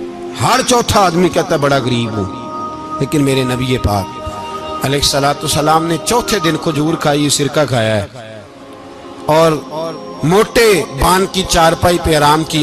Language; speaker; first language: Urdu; non-native, local second language; Punjabi